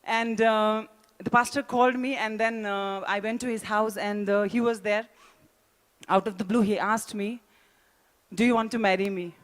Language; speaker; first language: English; non-native, local second language; Hindi